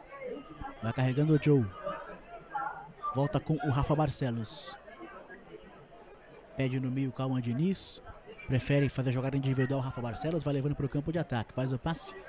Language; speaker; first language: Portuguese; native; Portuguese